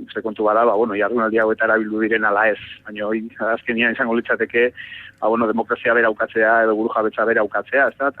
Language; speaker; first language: Basque; native; Basque